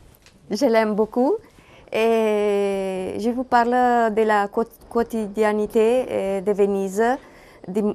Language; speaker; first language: French; non-native, learner; Italian